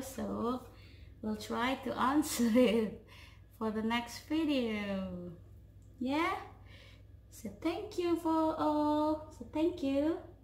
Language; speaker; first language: English; non-native, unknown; Javanese